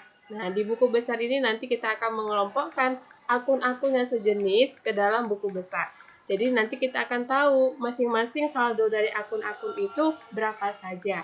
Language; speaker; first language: Indonesian; native; Indonesian